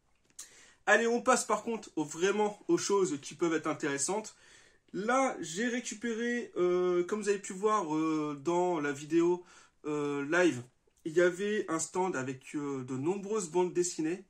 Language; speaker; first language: French; native; French